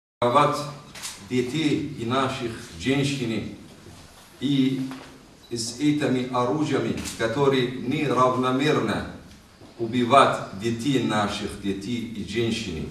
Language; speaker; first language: Russian; non-native, learner; Arabic